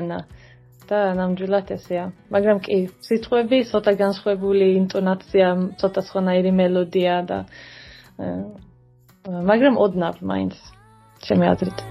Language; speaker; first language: Georgian; non-native, fluent; Swedish